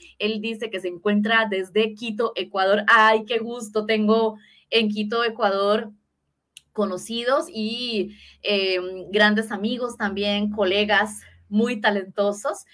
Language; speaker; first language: Spanish; native; Spanish